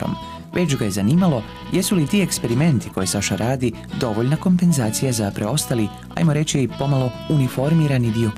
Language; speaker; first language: Croatian; native; Croatian